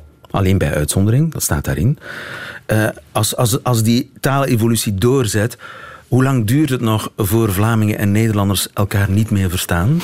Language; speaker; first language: Dutch; native; Dutch